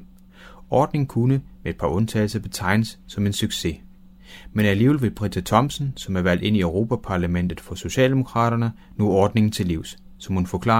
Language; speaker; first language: Danish; native; Danish